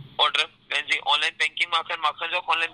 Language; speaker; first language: German; non-native, learner; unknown